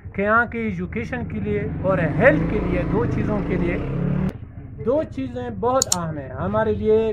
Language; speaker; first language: Urdu; non-native, local second language; Pashto